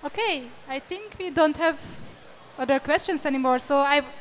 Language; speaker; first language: English; non-native, fluent; Hungarian